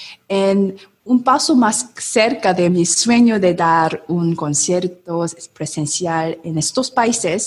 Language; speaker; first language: Spanish; non-native, learner; Korean